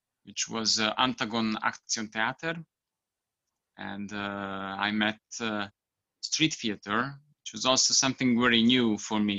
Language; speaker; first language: English; non-native, fluent; Hungarian